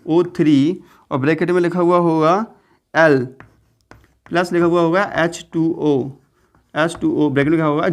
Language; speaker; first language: Hindi; native; Hindi